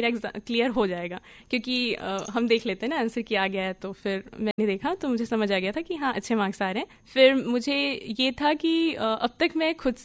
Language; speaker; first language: Hindi; native; Hindi